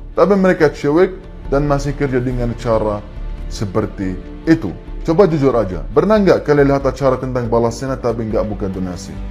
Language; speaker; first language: Indonesian; non-native, fluent; Arabic